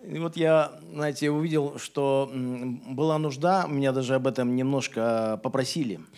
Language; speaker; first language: Russian; native; Russian